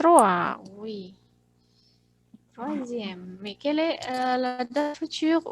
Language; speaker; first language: French; non-native, fluent; Indonesian